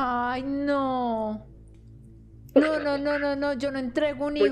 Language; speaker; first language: Spanish; native; Spanish